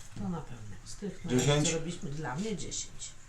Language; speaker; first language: Polish; native; Polish